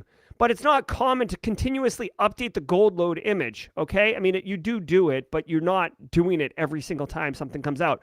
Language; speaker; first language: English; native; English